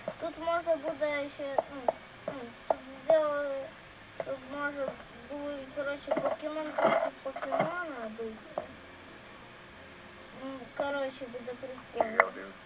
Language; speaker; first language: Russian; non-native, local second language; Ukrainian